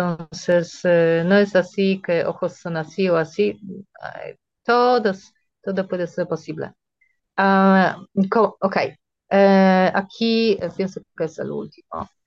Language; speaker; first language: Spanish; non-native, fluent; Polish